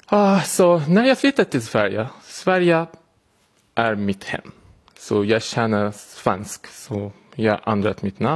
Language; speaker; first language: Swedish; non-native, learner; Arabic